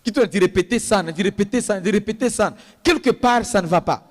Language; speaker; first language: French; non-native, local second language; Swahili